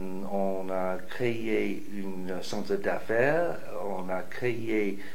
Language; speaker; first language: French; non-native, fluent; English